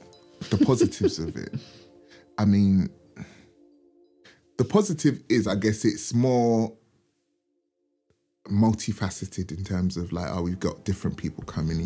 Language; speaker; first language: English; native; English